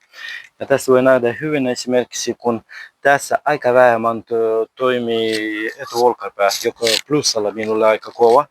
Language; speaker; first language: Finnish; non-native, learner; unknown